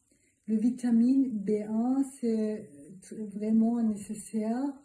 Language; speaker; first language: French; non-native, learner; Turkish